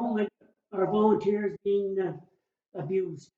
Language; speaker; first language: English; native; English